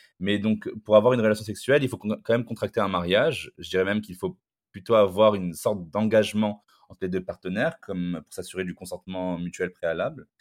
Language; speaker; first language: French; non-native, local second language; Arabic